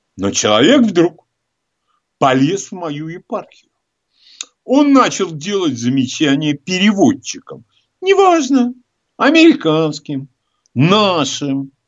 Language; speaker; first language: Russian; native; Russian